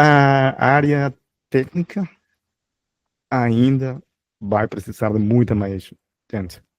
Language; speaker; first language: Portuguese; non-native, fluent; Spanish